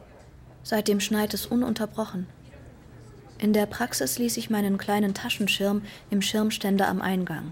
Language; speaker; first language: German; non-native, fluent; Persian